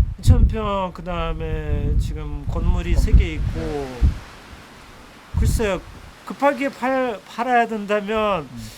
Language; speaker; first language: Korean; non-native, fluent; Russian